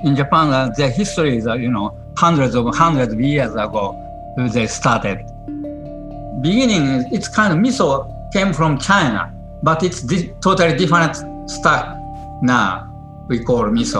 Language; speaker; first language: English; non-native, learner; Japanese